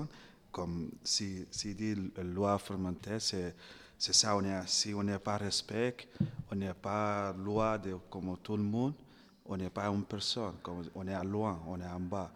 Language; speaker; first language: French; non-native, learner; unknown